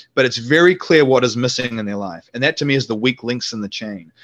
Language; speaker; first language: English; native; English